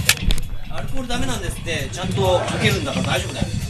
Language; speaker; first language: Japanese; native; Japanese